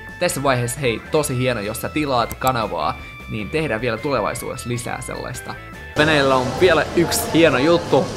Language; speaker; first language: Finnish; non-native, fluent; Russian